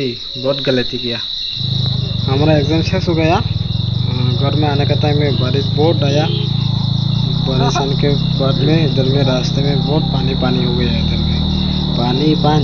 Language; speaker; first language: Hindi; non-native, local second language; Kok Borok